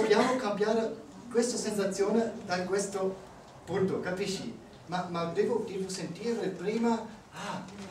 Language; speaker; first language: Italian; non-native, learner; German